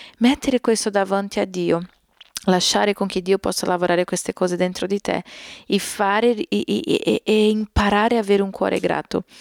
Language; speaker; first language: Italian; non-native, fluent; Portuguese